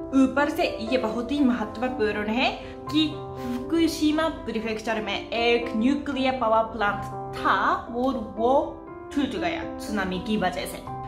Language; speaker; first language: Hindi; non-native, fluent; Japanese